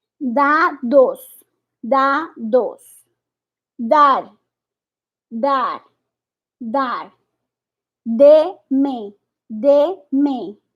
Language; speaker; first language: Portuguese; non-native, fluent; Spanish